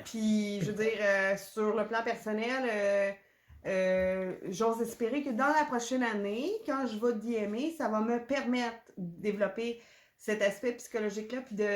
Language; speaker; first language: French; native; French